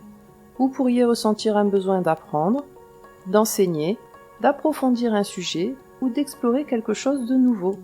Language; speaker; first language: French; native; French